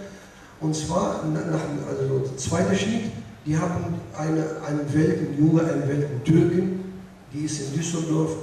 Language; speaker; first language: German; non-native, learner; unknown